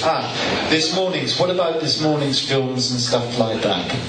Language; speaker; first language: English; non-native, fluent; Italian